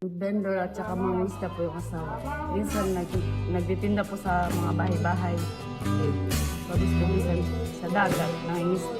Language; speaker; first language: Filipino; non-native, local second language; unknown